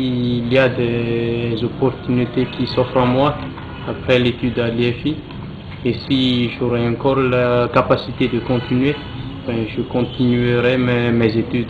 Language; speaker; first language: French; non-native, local second language; Malagasy